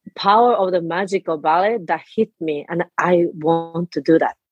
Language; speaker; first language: English; non-native, fluent; Japanese